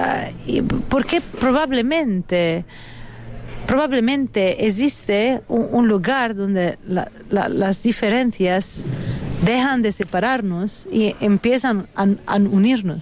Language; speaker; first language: Spanish; non-native, fluent; Italian